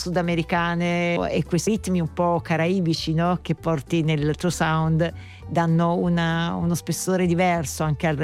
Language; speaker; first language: Italian; native; Italian